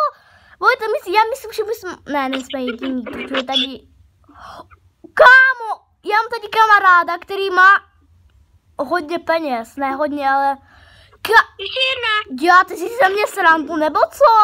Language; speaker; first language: Czech; early bilingual, other home language; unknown